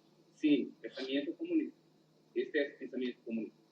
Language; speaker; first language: Spanish; non-native, learner; Portuguese